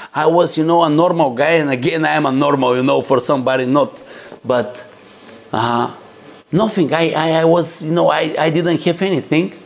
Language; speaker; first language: English; non-native, learner; Bulgarian